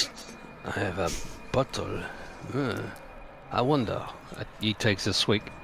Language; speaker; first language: English; non-native, fluent; French